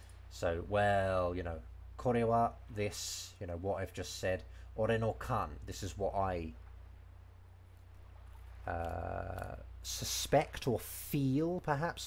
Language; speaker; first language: English; native; English